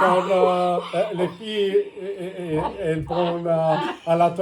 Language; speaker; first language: French; non-native, learner; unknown